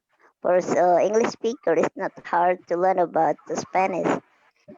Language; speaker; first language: English; non-native, fluent; Indonesian